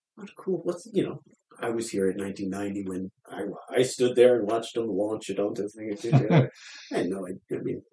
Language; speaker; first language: English; native; English